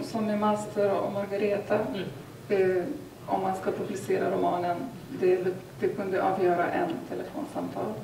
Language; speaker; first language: Swedish; non-native, fluent; Lithuanian